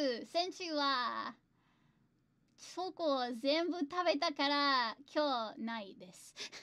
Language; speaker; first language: Japanese; non-native, learner; English